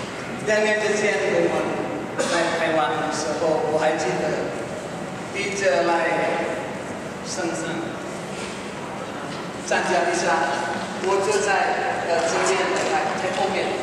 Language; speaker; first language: Chinese; non-native, fluent; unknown